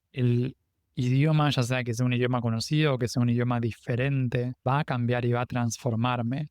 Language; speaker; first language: Spanish; native; Spanish